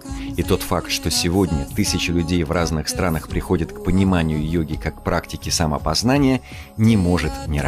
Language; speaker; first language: Russian; native; Russian